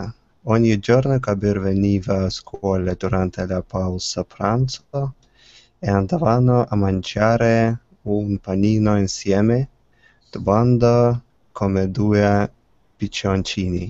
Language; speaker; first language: Italian; non-native, learner; English